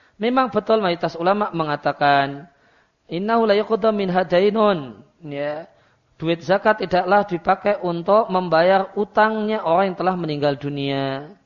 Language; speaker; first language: Indonesian; non-native, local second language; Javanese